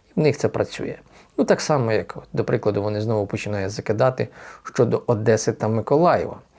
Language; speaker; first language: Ukrainian; native; Ukrainian